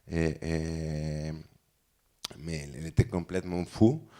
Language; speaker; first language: French; non-native, fluent; Spanish